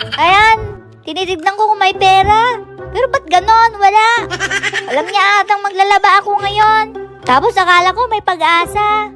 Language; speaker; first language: Filipino; non-native, local second language; Iloko